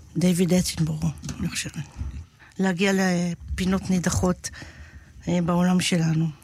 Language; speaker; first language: Hebrew; native; Hebrew